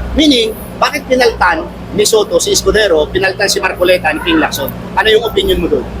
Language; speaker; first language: Filipino; native; Filipino